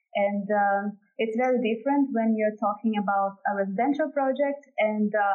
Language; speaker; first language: English; non-native, fluent; Portuguese